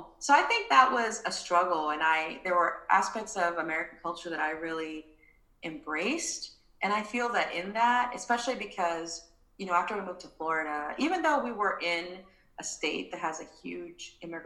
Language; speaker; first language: English; early bilingual, other home language; Spanish